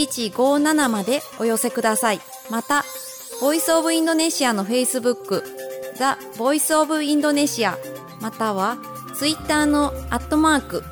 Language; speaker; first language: Japanese; non-native, fluent; Indonesian